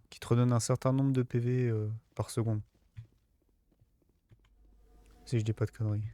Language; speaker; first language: French; native; French